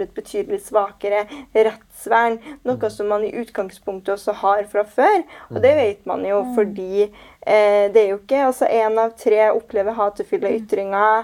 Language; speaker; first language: Norwegian; native; Norwegian